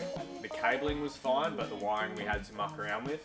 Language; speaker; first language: English; native; English